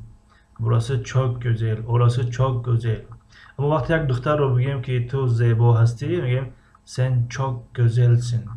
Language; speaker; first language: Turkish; non-native, fluent; Tajik